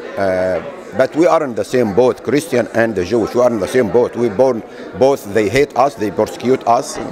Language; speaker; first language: English; non-native, fluent; Arabic